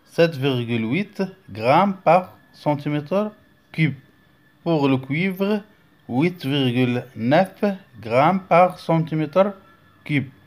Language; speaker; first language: French; non-native, local second language; Arabic